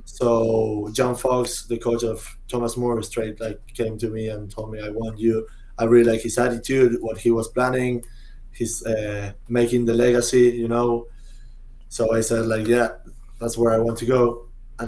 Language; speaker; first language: English; non-native, fluent; Spanish